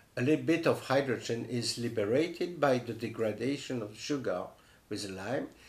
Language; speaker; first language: English; non-native, fluent; French